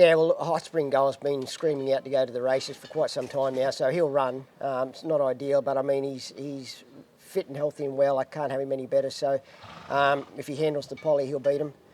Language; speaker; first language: English; native; English